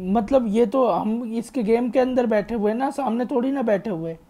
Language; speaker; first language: Hindi; native; Hindi